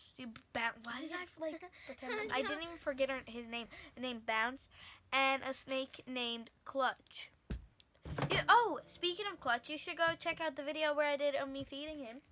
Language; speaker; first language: English; native; English